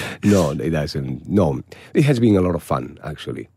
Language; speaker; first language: English; non-native, fluent; Spanish